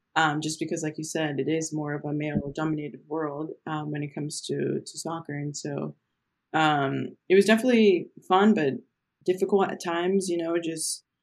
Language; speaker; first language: English; early bilingual, other home language; Portuguese